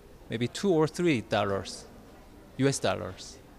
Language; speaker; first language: English; non-native, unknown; Korean